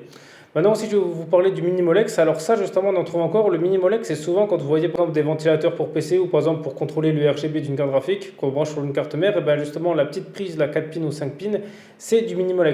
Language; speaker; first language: French; native; French